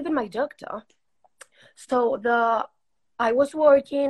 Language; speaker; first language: English; non-native, fluent; Spanish